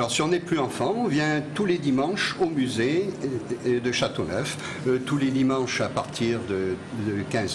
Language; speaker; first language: French; native; French